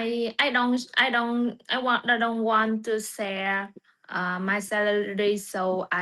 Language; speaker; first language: English; non-native, learner; Vietnamese